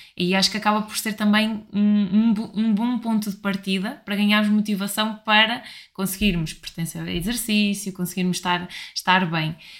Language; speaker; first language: Portuguese; native; Portuguese